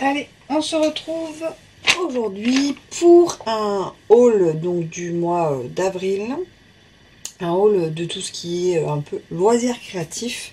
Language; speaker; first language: French; native; French